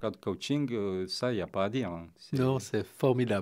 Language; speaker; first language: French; non-native, fluent; Romanian